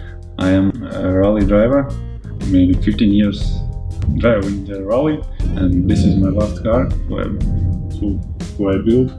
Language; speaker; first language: English; non-native, learner; Latvian